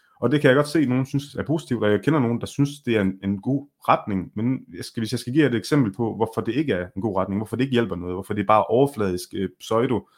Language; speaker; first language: Danish; early bilingual, other home language; Arabic